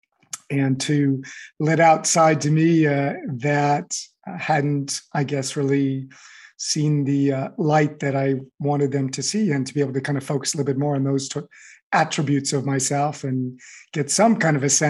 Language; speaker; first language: English; native; English